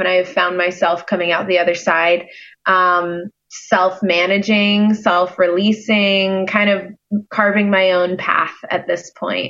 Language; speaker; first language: English; native; English